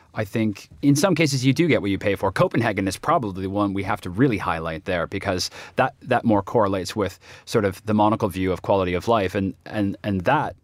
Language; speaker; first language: English; native; English